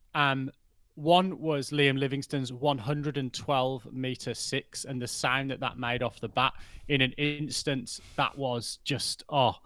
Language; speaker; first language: English; native; English